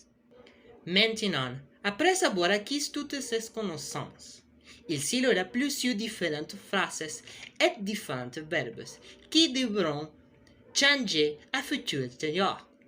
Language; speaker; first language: French; non-native, learner; Spanish